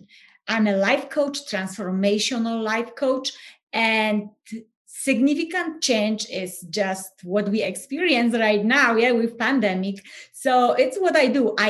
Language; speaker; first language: English; non-native, fluent; Polish